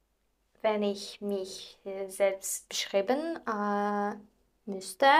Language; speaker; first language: German; non-native, fluent; Russian